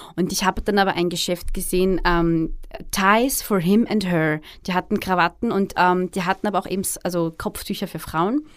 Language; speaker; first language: German; early bilingual, other home language; Arabic